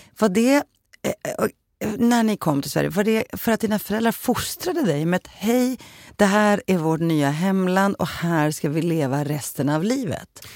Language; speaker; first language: Swedish; early bilingual, other home language; Greek